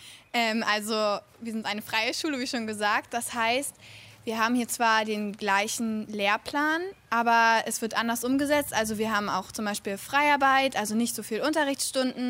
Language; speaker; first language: German; native; German